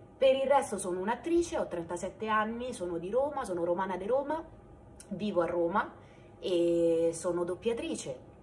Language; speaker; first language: Italian; native; Italian